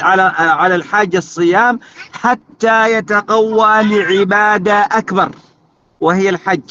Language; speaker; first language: Arabic; native; Arabic